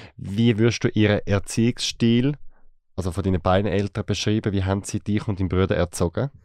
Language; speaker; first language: German; native; German